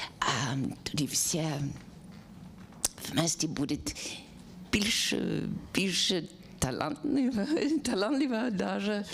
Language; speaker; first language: Ukrainian; non-native, learner; English